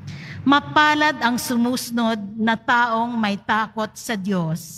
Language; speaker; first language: Filipino; native; Filipino